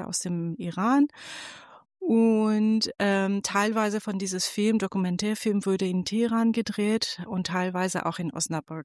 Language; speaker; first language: German; non-native, fluent; Persian